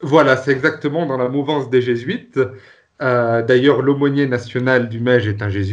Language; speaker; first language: French; native; French